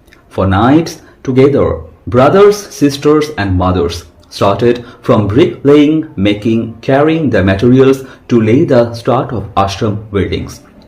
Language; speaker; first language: English; non-native, local second language; Bangla